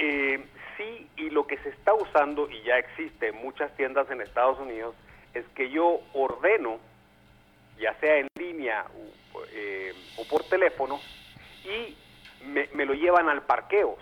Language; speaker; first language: Spanish; native; Spanish